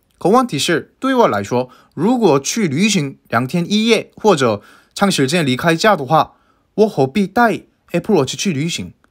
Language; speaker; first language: Chinese; non-native, fluent; Korean